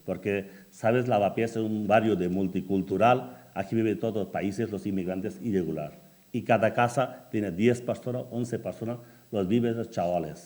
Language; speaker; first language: Spanish; non-native, learner; Bangla